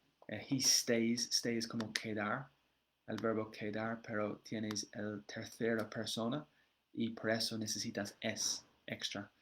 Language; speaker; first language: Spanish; non-native, learner; English